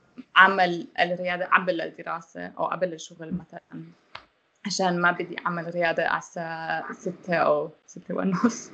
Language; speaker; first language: Arabic; non-native, learner; German